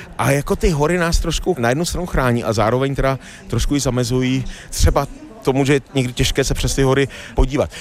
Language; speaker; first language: Czech; native; Czech